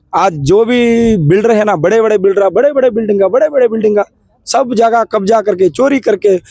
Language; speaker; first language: Hindi; non-native, local second language; Kannada